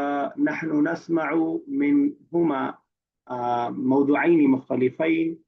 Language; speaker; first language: Arabic; non-native, fluent; Urdu